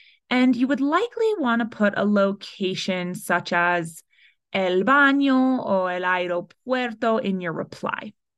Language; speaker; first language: English; early bilingual, other home language; Spanish